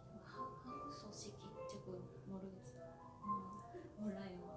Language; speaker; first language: Korean; non-native, learner; Japanese